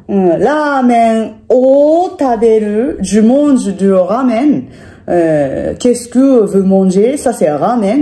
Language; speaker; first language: French; non-native, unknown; Japanese